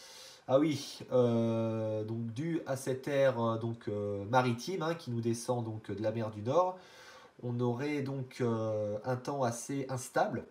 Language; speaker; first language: French; native; French